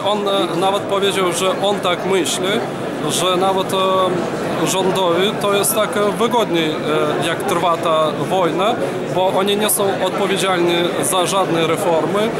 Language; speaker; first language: Polish; non-native, fluent; Ukrainian